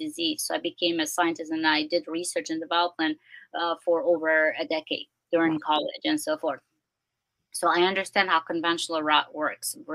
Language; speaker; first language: English; non-native, fluent; Albanian